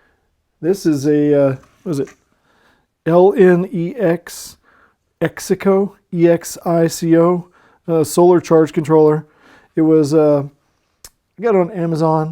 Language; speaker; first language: English; native; English